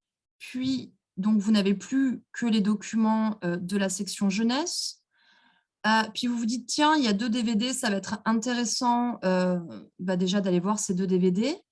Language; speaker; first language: French; native; French